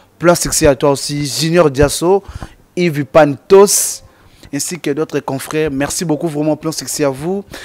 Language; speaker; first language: French; non-native, local second language; Lingala